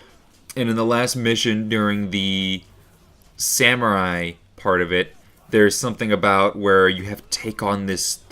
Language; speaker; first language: English; native; English